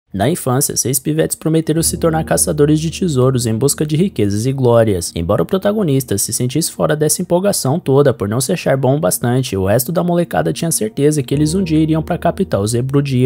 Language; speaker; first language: Portuguese; native; Portuguese